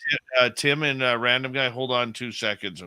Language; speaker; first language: English; native; English